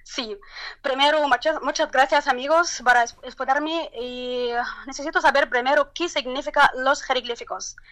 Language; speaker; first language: Spanish; non-native, learner; Turkish